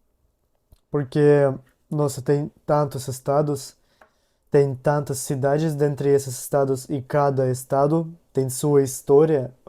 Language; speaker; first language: Portuguese; non-native, learner; Russian